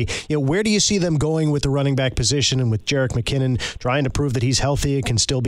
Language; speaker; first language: English; native; English